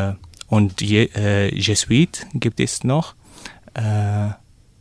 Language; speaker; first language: German; non-native, learner; Arabic